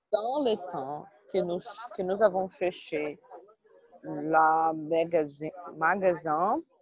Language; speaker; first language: French; non-native, learner; Portuguese